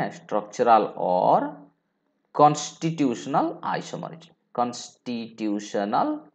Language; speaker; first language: Hindi; non-native, local second language; Bangla